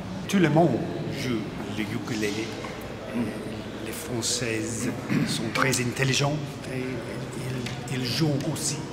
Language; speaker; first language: French; non-native, learner; English